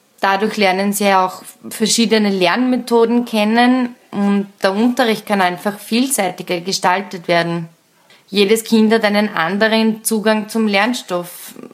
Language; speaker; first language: German; native; German